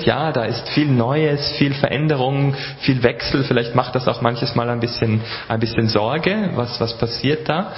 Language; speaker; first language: German; native; German